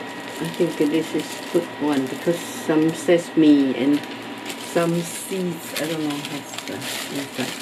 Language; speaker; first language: English; non-native, learner; Chinese